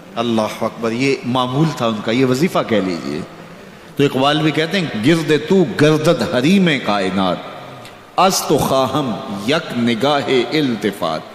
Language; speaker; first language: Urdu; non-native, local second language; Punjabi